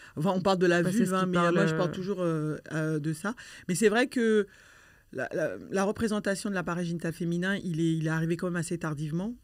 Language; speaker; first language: French; native; French